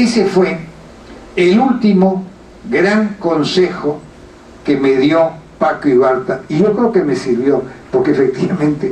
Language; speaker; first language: Spanish; native; Spanish